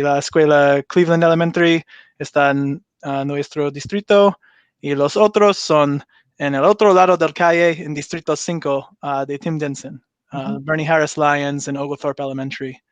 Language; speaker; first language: Spanish; non-native, learner; English